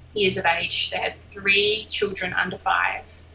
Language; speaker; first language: English; native; English